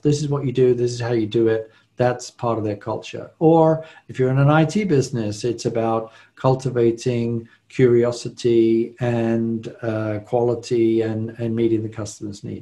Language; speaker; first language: English; native; English